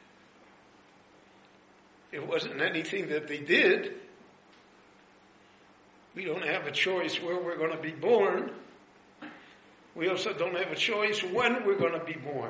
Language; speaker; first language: English; native; English